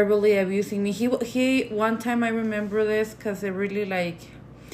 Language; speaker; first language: English; non-native, fluent; Spanish